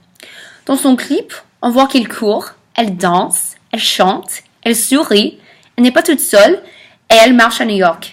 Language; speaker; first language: French; non-native, fluent; English